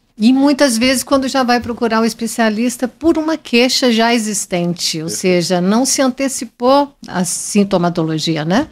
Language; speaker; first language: Portuguese; native; Portuguese